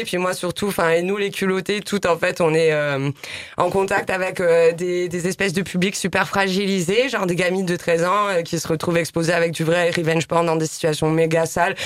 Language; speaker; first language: French; native; French